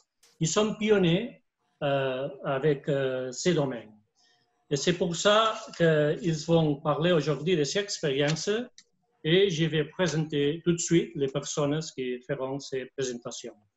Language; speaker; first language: French; non-native, fluent; Spanish